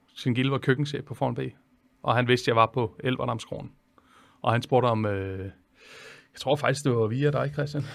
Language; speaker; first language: Danish; native; Danish